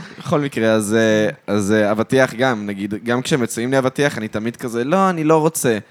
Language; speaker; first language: Hebrew; native; Hebrew